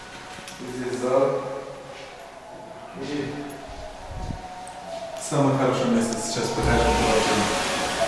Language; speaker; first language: Russian; non-native, learner; Turkish